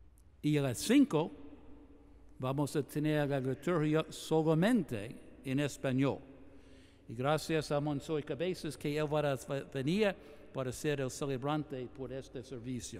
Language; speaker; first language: Spanish; non-native, fluent; English